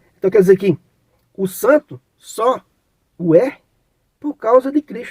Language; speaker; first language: Portuguese; native; Portuguese